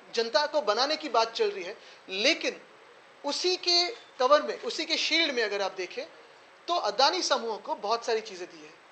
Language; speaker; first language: Hindi; non-native, local second language; Marathi